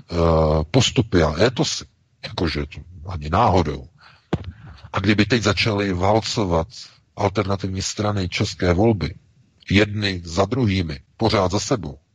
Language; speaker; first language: Czech; native; Czech